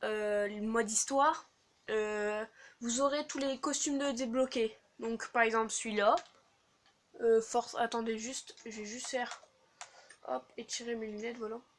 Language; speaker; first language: French; native; French